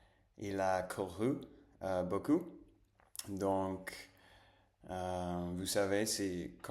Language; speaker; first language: French; non-native, fluent; Spanish